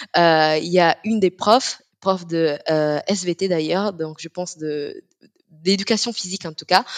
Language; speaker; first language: French; non-native, fluent; Italian